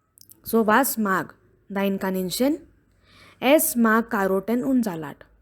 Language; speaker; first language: German; non-native, fluent; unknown